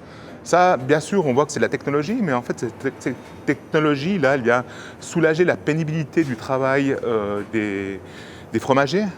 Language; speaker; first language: French; native; French